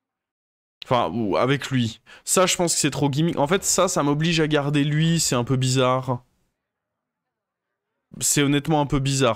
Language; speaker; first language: French; native; French